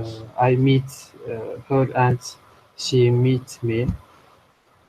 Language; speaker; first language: English; non-native, learner; Turkish